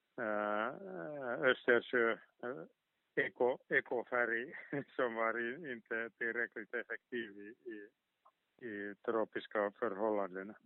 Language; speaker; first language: Swedish; non-native, local second language; Finnish